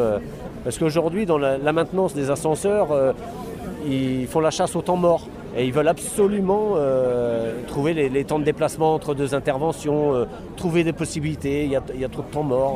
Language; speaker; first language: French; native; French